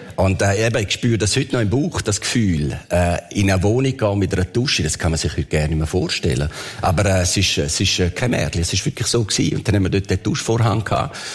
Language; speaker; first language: German; early bilingual, other home language; Italian